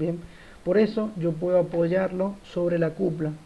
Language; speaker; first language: Spanish; native; Spanish